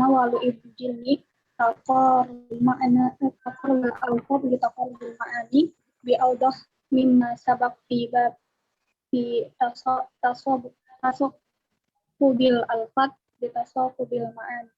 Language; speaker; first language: Arabic; non-native, learner; Indonesian